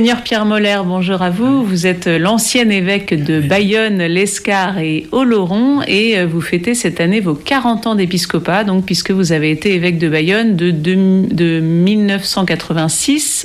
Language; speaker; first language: French; native; French